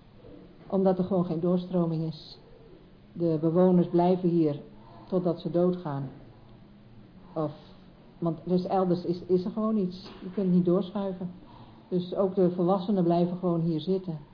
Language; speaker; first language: Dutch; native; Dutch